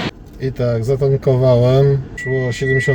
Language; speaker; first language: Polish; native; Polish